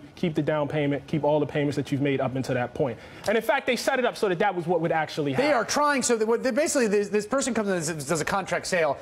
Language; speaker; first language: English; native; English